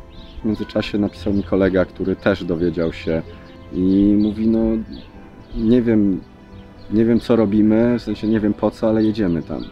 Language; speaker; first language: Polish; native; Polish